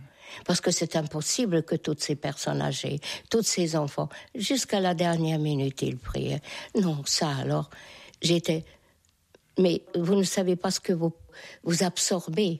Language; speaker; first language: French; non-native, fluent; Hungarian